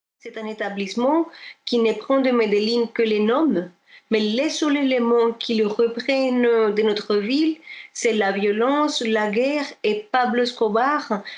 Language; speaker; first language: French; non-native, fluent; Spanish